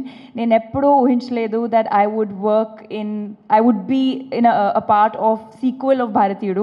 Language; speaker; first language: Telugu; non-native, fluent; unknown